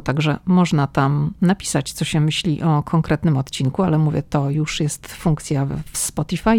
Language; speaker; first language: Polish; native; Polish